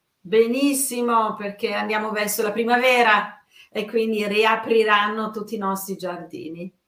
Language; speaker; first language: Italian; non-native, fluent; English